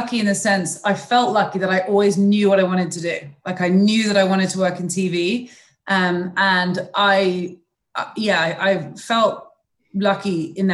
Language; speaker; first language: English; native; English